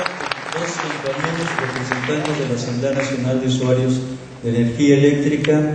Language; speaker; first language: Spanish; native; Spanish